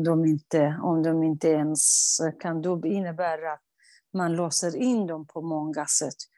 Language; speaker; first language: Swedish; non-native, fluent; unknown